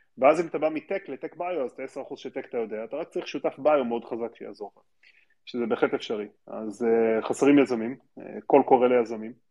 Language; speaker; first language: Hebrew; native; Hebrew